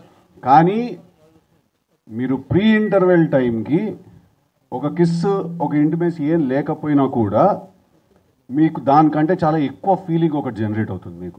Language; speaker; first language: Telugu; native; Telugu